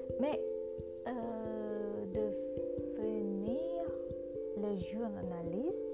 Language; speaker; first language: French; non-native, learner; Indonesian